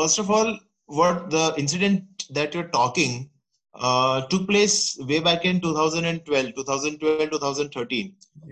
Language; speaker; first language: English; non-native, local second language; Gujarati